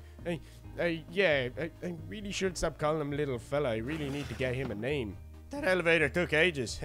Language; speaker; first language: English; native; English